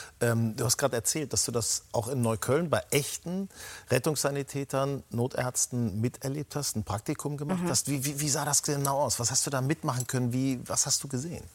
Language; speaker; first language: German; native; German